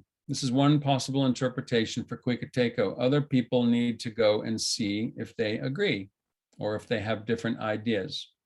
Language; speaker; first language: English; non-native, fluent; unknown